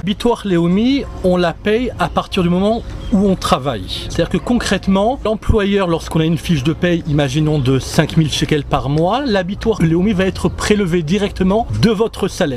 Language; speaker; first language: French; native; French